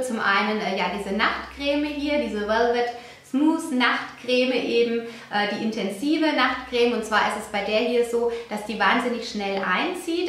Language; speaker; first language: German; native; German